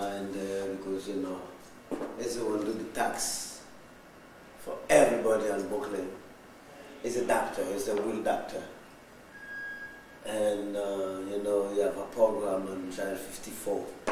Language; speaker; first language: English; non-native, learner; Haitian Creole